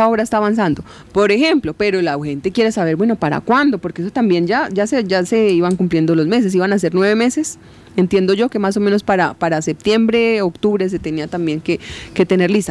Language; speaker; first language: Spanish; native; Spanish